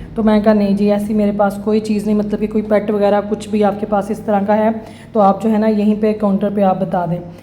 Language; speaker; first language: Urdu; non-native, local second language; Punjabi